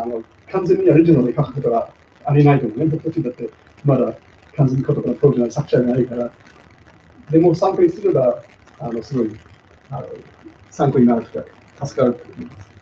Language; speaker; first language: Japanese; non-native, fluent; English